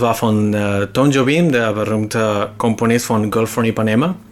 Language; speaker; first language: German; non-native, fluent; Spanish